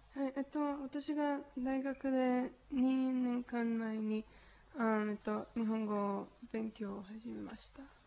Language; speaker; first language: Japanese; non-native, learner; Spanish